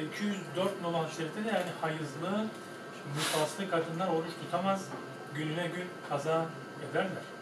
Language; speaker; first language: Turkish; native; Turkish